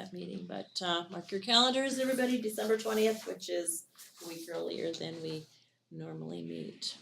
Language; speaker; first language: English; native; English